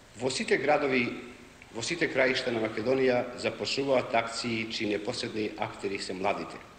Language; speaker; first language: Macedonian; native; Macedonian